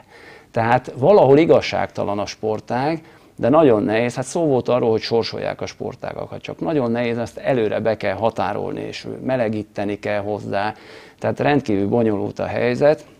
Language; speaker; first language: Hungarian; native; Hungarian